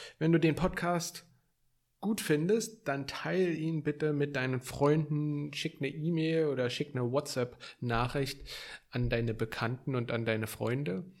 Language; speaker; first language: German; native; German